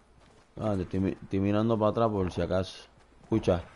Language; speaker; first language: Spanish; native; Spanish